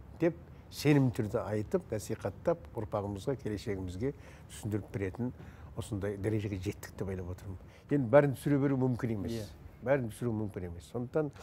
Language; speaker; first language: Kazakh; native; Kazakh